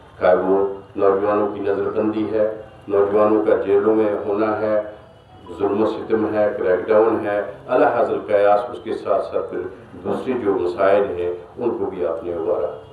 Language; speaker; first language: Urdu; non-native, local second language; Kashmiri